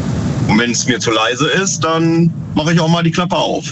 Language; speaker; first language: German; native; German